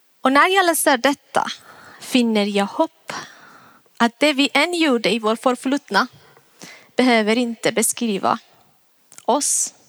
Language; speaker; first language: Swedish; non-native, fluent; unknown